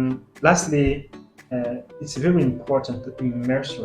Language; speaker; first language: English; non-native, fluent; French